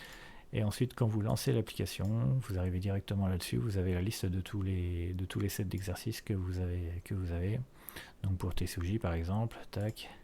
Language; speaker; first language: French; native; French